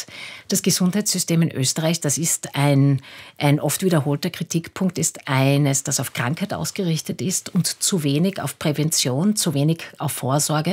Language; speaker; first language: German; native; German